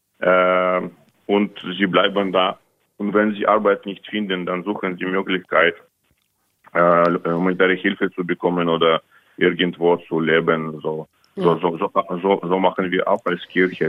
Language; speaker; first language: German; non-native, fluent; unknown